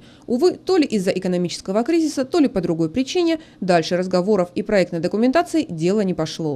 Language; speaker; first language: Russian; native; Russian